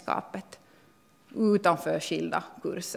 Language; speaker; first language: Swedish; non-native, local second language; Finnish